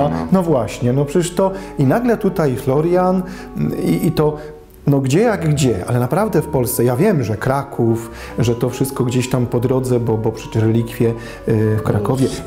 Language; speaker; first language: Polish; native; Polish